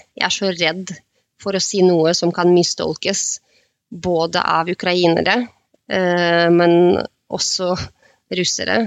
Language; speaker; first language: Norwegian; non-native, fluent; Russian